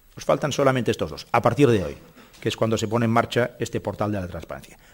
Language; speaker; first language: Spanish; non-native, local second language; Catalan